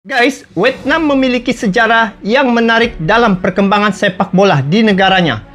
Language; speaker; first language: Malay; native; Malay